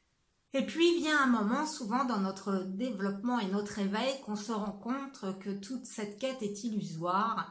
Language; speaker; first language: French; native; French